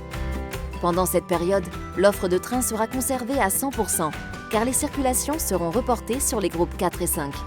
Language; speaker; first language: French; native; French